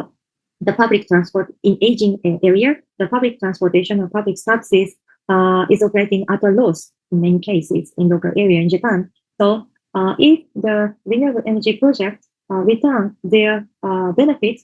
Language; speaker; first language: English; non-native, fluent; Japanese